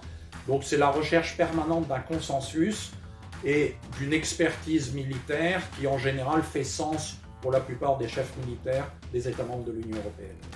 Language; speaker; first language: French; native; French